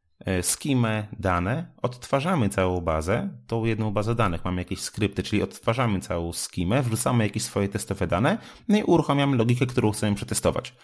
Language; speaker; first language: Polish; native; Polish